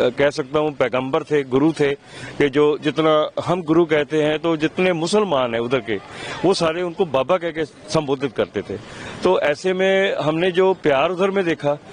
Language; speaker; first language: Urdu; non-native, local second language; Punjabi